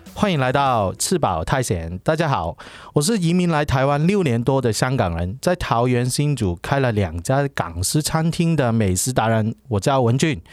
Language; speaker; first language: Chinese; non-native, local second language; Cantonese